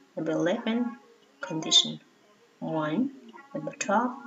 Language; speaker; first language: English; non-native, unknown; Mongolian